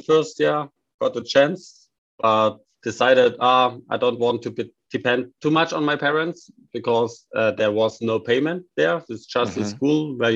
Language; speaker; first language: English; non-native, fluent; German